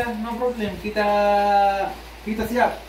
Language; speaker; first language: Indonesian; non-native, learner; Arabic